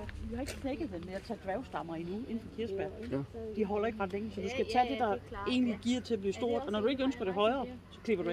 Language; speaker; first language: Danish; native; Danish